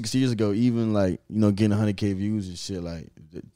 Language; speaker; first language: English; native; English